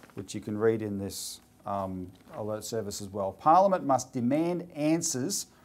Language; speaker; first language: English; native; English